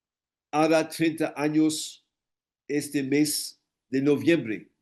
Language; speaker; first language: Spanish; non-native, fluent; English